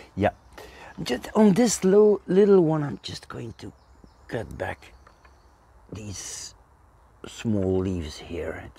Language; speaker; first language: English; non-native, fluent; Dutch